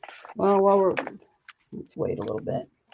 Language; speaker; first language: English; native; English